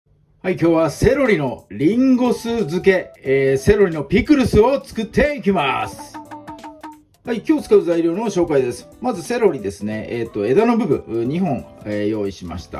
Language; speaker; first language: Japanese; native; Japanese